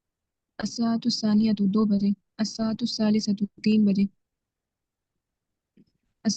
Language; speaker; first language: Arabic; non-native, learner; Urdu